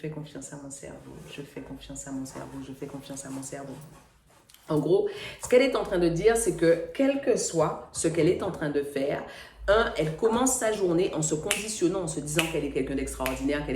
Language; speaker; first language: French; native; French